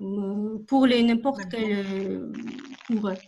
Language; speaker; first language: French; non-native, fluent; Russian